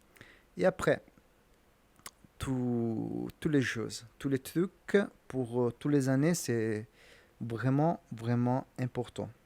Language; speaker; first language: French; non-native, learner; Italian